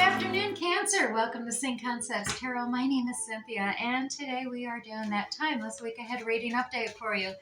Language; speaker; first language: English; native; English